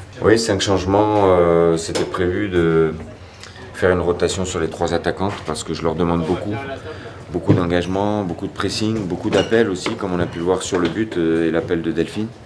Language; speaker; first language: French; native; French